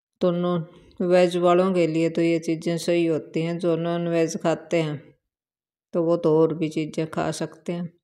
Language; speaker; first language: Hindi; native; Hindi